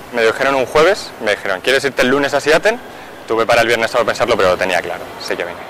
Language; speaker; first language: Spanish; native; Spanish